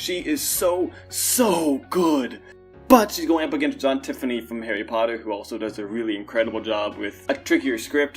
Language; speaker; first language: English; native; English